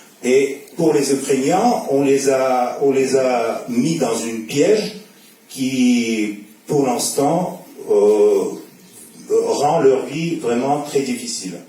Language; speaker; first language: French; non-native, fluent; Russian